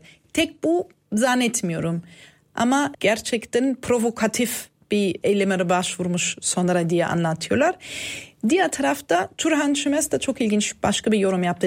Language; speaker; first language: Turkish; non-native, fluent; German